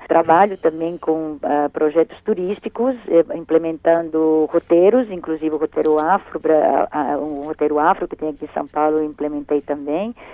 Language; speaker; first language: Portuguese; early bilingual, other home language; Spanish